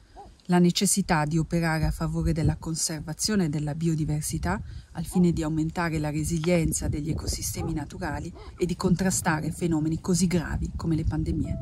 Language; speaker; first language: Italian; native; Italian